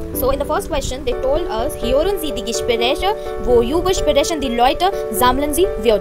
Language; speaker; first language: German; non-native, fluent; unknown